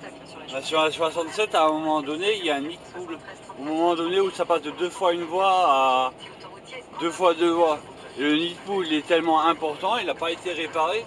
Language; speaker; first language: French; native; French